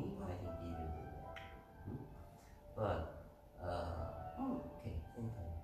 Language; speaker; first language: English; non-native, learner; Korean